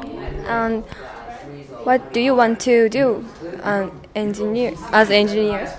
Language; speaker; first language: English; non-native, learner; Japanese